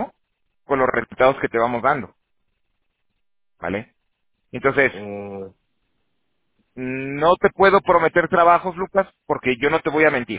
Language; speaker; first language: Spanish; native; Spanish